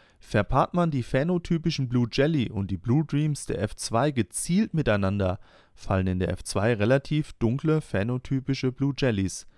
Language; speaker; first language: German; native; German